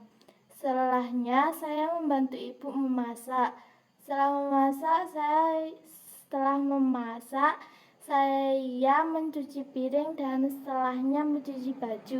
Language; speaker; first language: Indonesian; non-native, local second language; Javanese